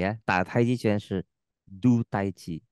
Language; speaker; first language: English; non-native, learner; Indonesian